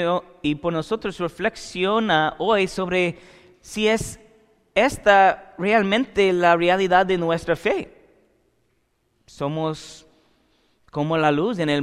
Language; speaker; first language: Spanish; non-native, learner; English